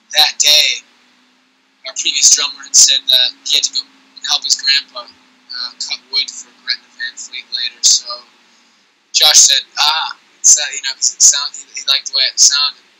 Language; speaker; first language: English; native; English